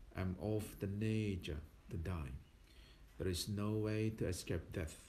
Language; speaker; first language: English; non-native, fluent; Thai